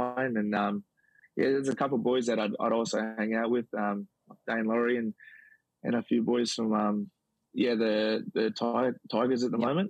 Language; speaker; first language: English; native; English